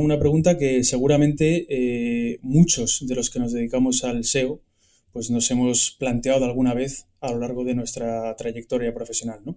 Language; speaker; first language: Spanish; native; Spanish